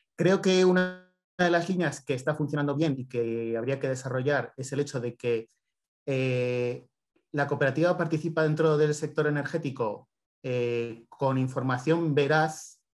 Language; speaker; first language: Spanish; native; Spanish